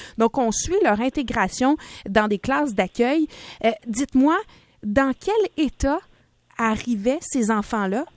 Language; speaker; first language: French; native; French